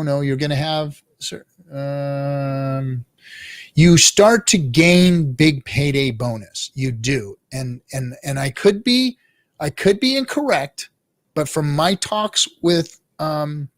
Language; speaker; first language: English; native; English